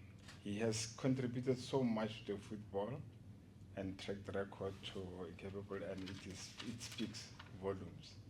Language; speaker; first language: English; non-native, local second language; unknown